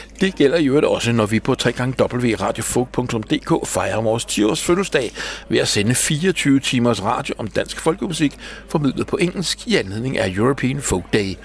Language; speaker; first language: Danish; native; Danish